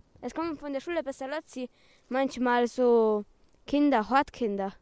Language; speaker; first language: German; early bilingual, other home language; Romanian